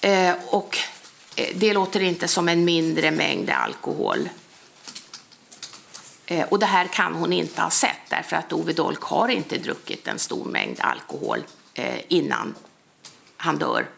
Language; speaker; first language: Swedish; native; Swedish